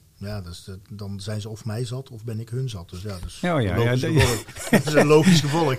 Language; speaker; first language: Dutch; native; Dutch